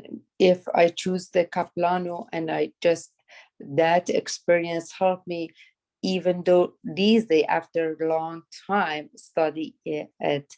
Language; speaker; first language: English; non-native, learner; Persian